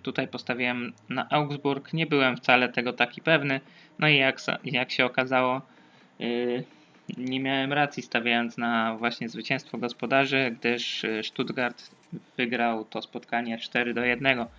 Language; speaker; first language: Polish; native; Polish